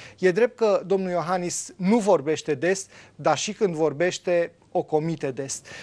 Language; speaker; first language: Romanian; native; Romanian